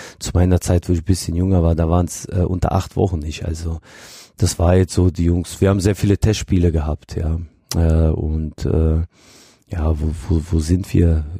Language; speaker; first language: German; non-native, fluent; Bosnian